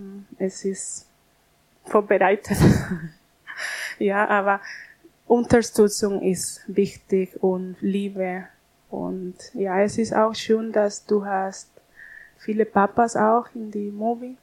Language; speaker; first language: German; non-native, learner; Spanish